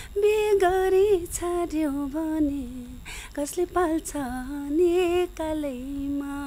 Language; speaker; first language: Nepali; non-native, local second language; Sherpa